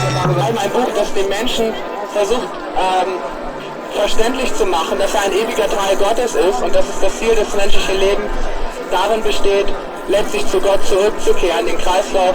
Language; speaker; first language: German; native; German